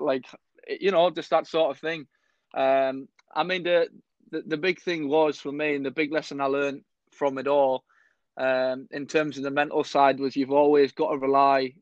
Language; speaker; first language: English; native; English